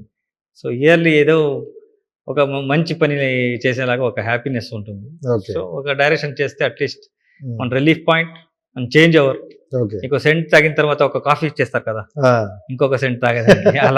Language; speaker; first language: Telugu; non-native, learner; Kannada